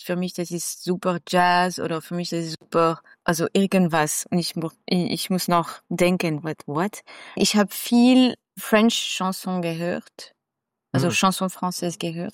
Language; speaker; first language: German; non-native, fluent; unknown